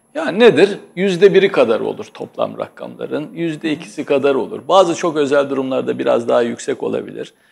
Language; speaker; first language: Turkish; native; Turkish